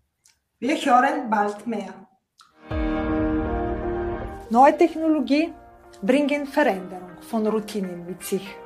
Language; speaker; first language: German; non-native, fluent; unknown